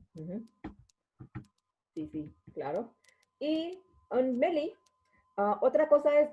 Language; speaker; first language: Spanish; non-native, learner; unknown